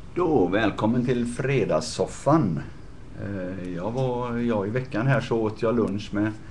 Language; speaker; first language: Swedish; native; Swedish